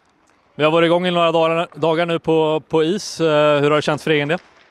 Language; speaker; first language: Swedish; native; Swedish